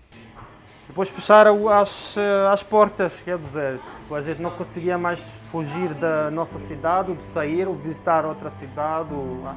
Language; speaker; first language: Portuguese; non-native, fluent; Arabic